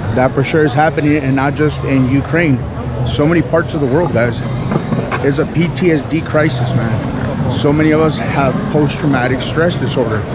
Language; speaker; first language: English; native; English